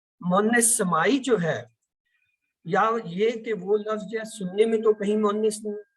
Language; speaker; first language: Urdu; native; Urdu